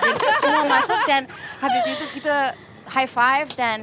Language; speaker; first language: Malay; non-native, fluent; English